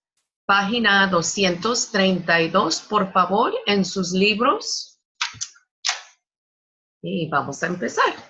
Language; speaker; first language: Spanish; non-native, fluent; English